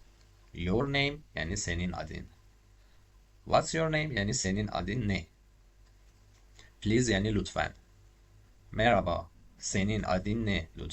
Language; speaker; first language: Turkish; non-native, learner; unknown